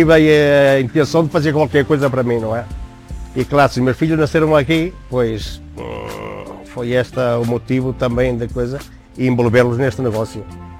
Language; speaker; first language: Portuguese; native; Portuguese